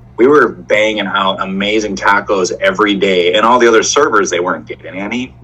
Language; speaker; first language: English; native; English